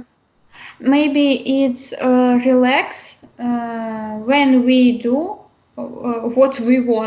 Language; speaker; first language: English; non-native, learner; Russian